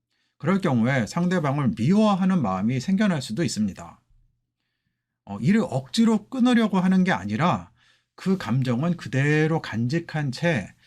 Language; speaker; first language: Korean; native; Korean